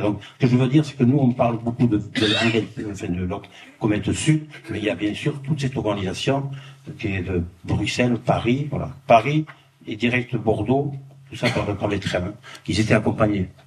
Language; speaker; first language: French; native; French